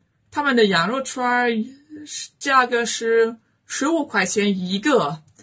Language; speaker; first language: Chinese; non-native, fluent; German